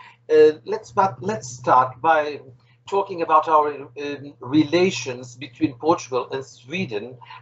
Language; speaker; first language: English; non-native, fluent; Portuguese